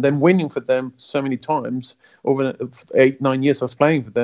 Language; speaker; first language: English; non-native, fluent; German